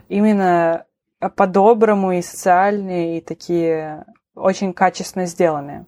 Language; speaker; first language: Russian; native; Russian